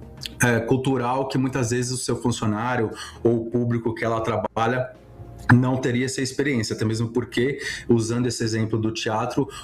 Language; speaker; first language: Portuguese; native; Portuguese